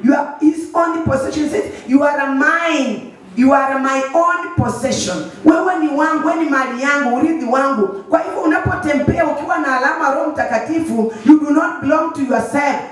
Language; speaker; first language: English; non-native, local second language; Swahili